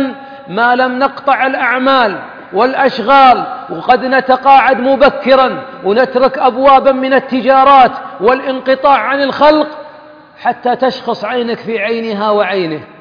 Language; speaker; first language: Arabic; native; Arabic